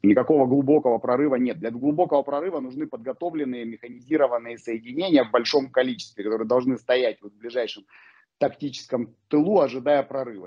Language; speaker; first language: Russian; native; Russian